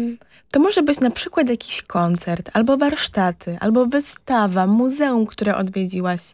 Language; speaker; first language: Polish; native; Polish